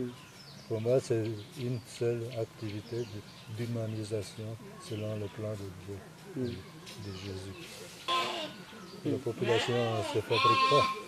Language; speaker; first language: French; non-native, fluent; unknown